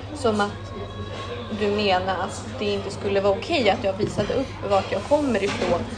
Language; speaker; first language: Swedish; early bilingual, other home language; Bosnian